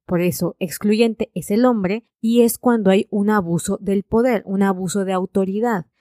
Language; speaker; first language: Spanish; native; Spanish